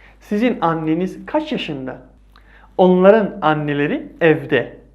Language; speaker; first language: Turkish; non-native, fluent; Persian